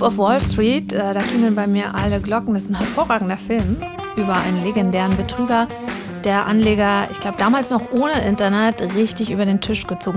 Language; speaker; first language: German; native; German